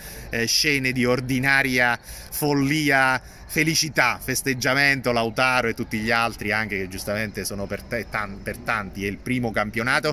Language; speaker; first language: Italian; native; Italian